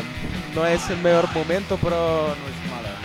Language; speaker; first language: Spanish; non-native, learner; Italian